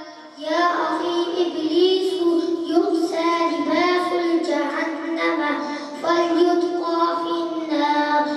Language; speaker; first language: Arabic; non-native, learner; Urdu